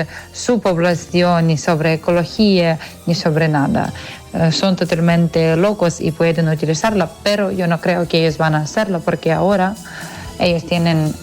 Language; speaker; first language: Spanish; non-native, fluent; Ukrainian